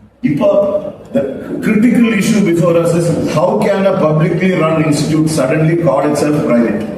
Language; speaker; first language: English; non-native, local second language; Tamil